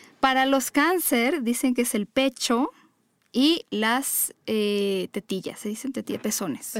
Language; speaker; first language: Spanish; native; Spanish